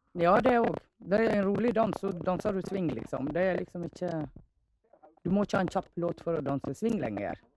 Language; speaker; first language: Norwegian; native; Norwegian